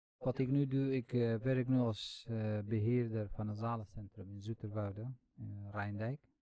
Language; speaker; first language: Dutch; non-native, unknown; Kurdish